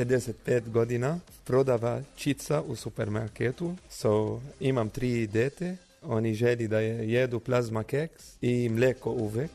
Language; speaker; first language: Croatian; non-native, learner; Arabic